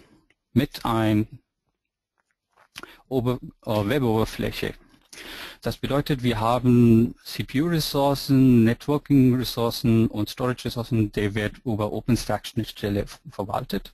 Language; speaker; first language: German; non-native, fluent; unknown